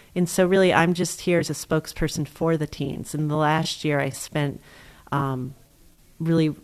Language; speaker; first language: English; native; English